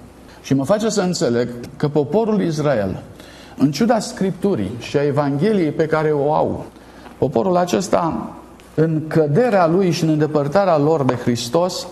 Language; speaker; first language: Romanian; native; Romanian